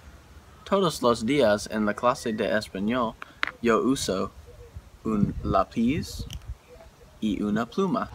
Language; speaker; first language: Spanish; non-native, learner; English